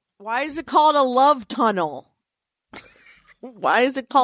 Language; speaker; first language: English; native; English